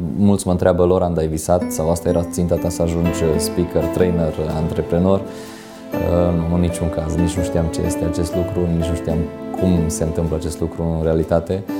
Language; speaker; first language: Romanian; non-native, local second language; Hungarian